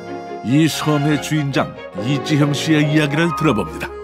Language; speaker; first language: Korean; native; Korean